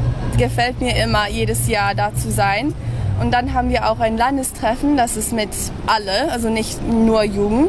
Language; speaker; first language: German; early bilingual, heritage; English